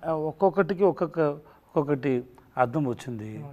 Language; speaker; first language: Telugu; non-native, learner; Tamil